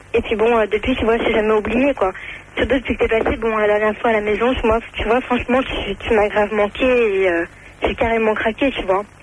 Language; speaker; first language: French; early bilingual, other home language; Arabic